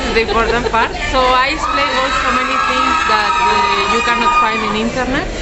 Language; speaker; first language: English; non-native, fluent; Spanish